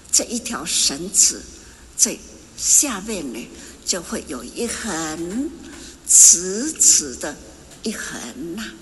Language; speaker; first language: Chinese; non-native, local second language; Min Nan Chinese